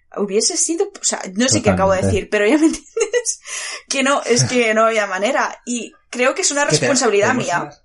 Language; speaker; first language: Spanish; early bilingual, other home language; Bulgarian